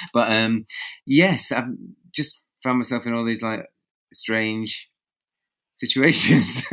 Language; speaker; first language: English; native; English